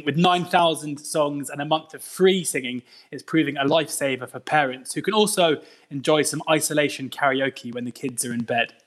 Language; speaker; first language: English; native; English